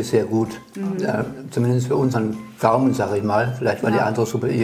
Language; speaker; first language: German; native; German